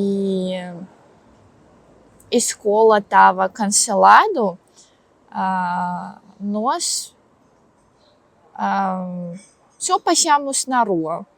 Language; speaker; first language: Portuguese; non-native, learner; Russian